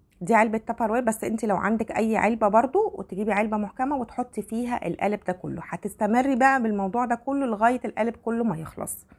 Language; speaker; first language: Arabic; native; Arabic